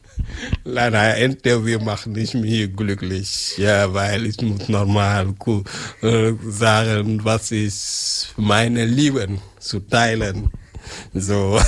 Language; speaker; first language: German; non-native, learner; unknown